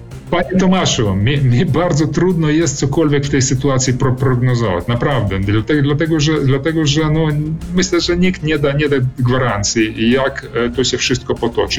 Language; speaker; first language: Polish; early bilingual, heritage; Polish